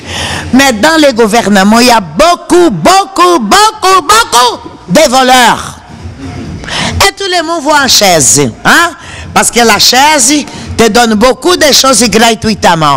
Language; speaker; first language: French; non-native, fluent; Portuguese